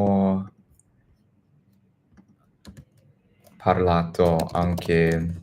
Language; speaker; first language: Italian; non-native, learner; English